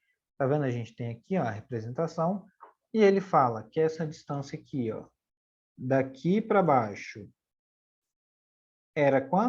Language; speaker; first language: Portuguese; native; Portuguese